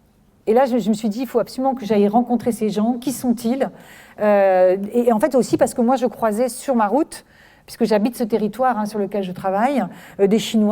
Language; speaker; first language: French; native; French